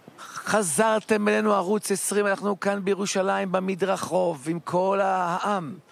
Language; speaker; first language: Hebrew; native; Hebrew